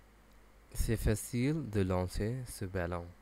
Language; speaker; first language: French; non-native, learner; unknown